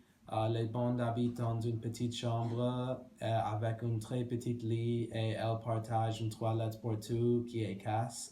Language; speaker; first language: French; non-native, learner; English